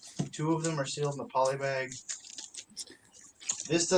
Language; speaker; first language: English; native; English